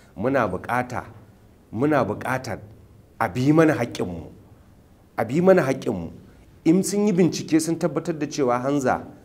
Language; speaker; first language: Hausa; native; Hausa